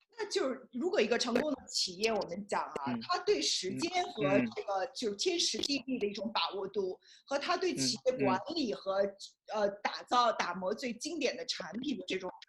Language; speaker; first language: Chinese; native; Chinese